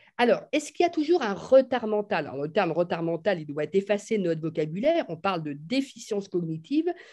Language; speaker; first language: French; native; French